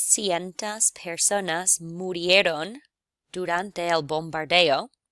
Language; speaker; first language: Spanish; non-native, fluent; English